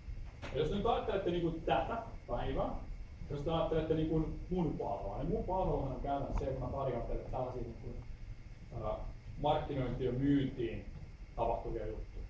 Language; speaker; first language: Finnish; native; Finnish